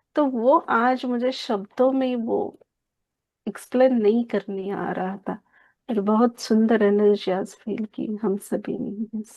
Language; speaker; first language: Hindi; non-native, local second language; Marathi